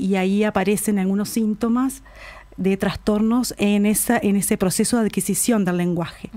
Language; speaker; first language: Spanish; native; Spanish